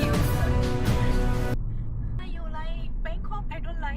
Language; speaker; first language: English; non-native, learner; Thai